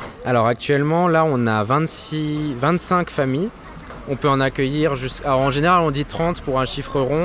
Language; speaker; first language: French; native; French